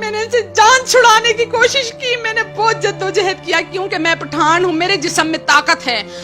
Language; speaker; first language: Urdu; non-native, local second language; Pashto